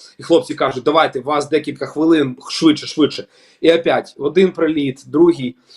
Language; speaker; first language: Ukrainian; non-native, local second language; Russian